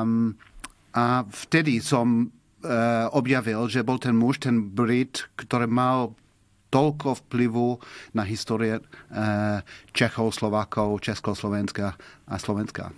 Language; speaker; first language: Slovak; non-native, fluent; English